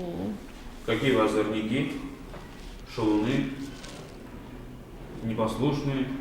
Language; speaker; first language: Russian; native; Russian